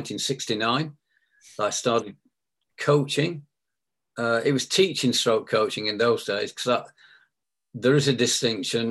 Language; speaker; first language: English; native; English